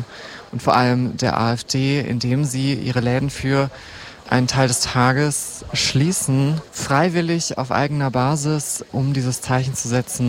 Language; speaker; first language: German; native; German